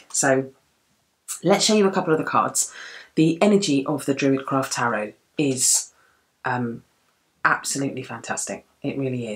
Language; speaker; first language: English; native; English